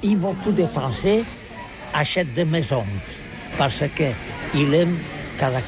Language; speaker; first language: French; non-native, learner; Catalan